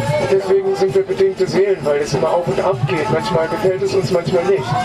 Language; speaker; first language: German; native; German